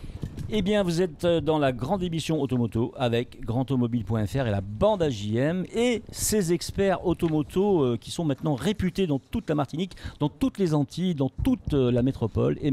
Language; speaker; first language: French; native; French